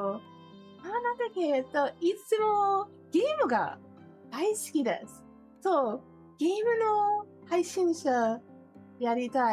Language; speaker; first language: Japanese; non-native, learner; English